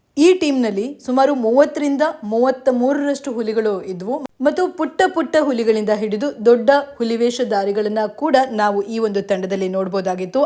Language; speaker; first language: Kannada; non-native, local second language; Konkani